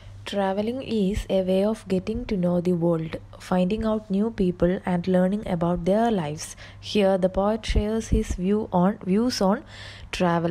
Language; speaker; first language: English; non-native, local second language; Malayalam